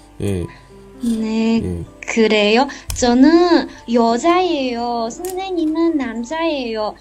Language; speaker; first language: Korean; non-native, learner; Chinese